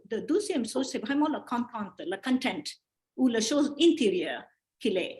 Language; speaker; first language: French; non-native, learner; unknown